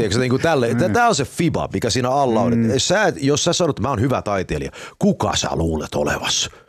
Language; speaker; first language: Finnish; early bilingual, heritage; Finnish